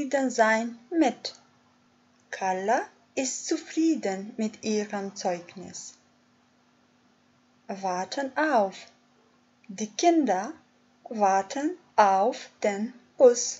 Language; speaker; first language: German; non-native, fluent; Albanian